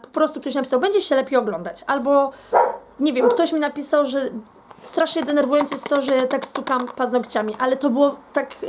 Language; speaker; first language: Polish; native; Polish